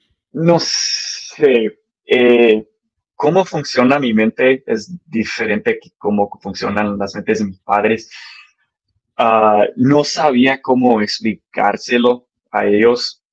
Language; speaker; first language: Spanish; early bilingual, heritage; English